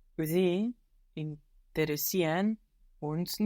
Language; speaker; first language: German; non-native, learner; English